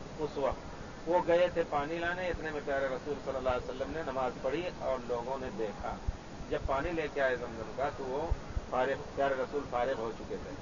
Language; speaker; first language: Urdu; native; Urdu